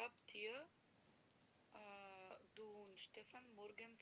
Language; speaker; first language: German; non-native, learner; Macedonian